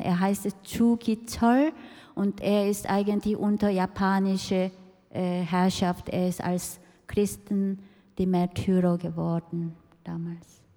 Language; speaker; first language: German; non-native, fluent; Korean